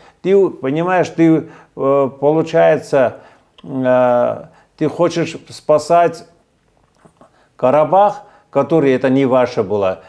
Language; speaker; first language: Russian; non-native, fluent; Armenian